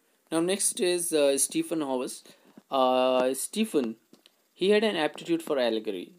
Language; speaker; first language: English; non-native, local second language; Hindi